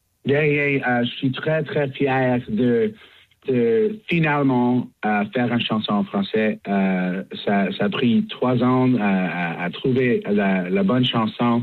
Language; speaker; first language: French; non-native, learner; English